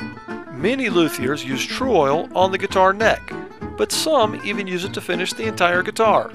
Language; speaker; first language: English; native; English